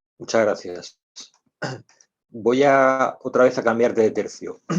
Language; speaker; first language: Spanish; native; Spanish